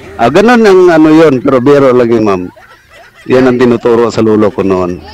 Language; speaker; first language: Filipino; non-native, local second language; Cebuano